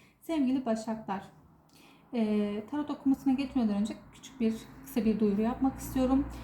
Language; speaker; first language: Turkish; native; Turkish